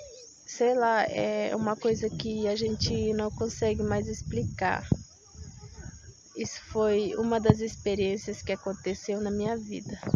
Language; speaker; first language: Portuguese; non-native, local second language; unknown